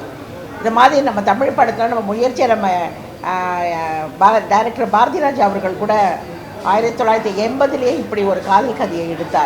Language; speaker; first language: Tamil; native; Tamil